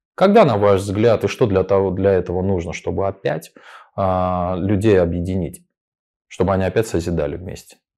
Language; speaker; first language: Russian; non-native, local second language; Armenian